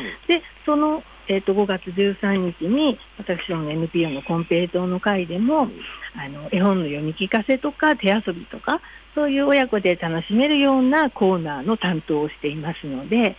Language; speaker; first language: Japanese; native; Japanese